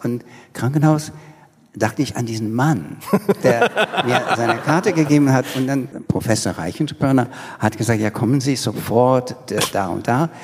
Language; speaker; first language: German; non-native, learner; English